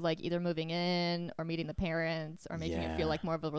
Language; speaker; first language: English; early bilingual, other home language; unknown